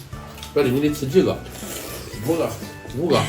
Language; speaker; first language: Chinese; native; Chinese